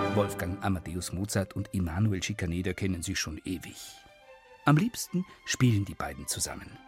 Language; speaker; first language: German; native; German